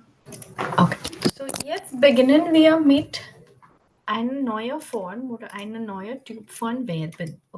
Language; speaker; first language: German; non-native, fluent; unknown